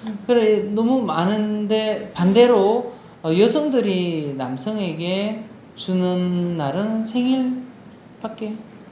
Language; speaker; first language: Korean; non-native, local second language; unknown